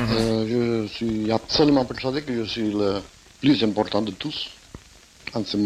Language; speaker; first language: French; non-native, fluent; Catalan